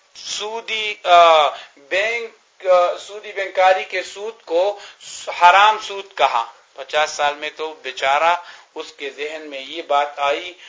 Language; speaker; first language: Urdu; non-native, local second language; Pashto